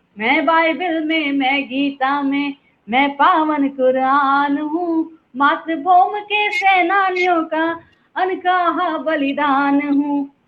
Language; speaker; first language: Hindi; native; Hindi